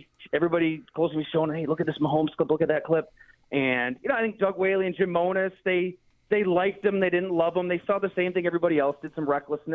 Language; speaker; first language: English; native; English